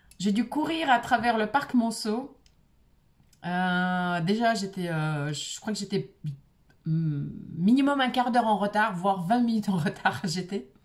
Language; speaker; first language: French; non-native, fluent; Russian